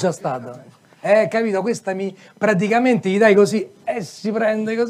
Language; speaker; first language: Italian; native; Italian